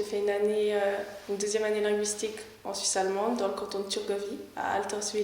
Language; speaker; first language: French; native; French